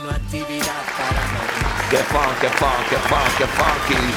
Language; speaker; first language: Spanish; native; Spanish